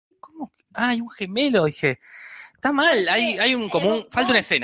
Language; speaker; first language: Spanish; native; Spanish